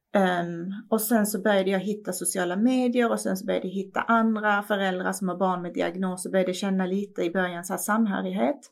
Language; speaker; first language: Swedish; early bilingual, other home language; Persian